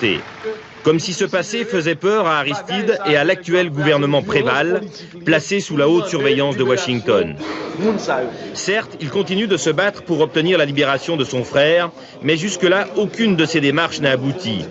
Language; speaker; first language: French; native; French